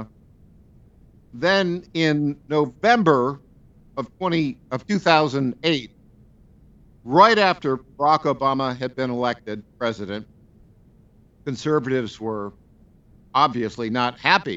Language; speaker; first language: English; native; English